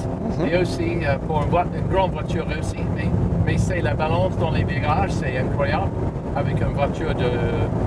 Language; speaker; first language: French; non-native, learner; English